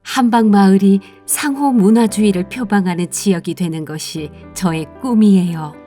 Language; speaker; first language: Korean; native; Korean